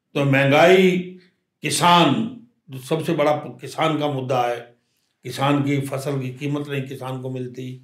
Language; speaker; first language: Hindi; native; Hindi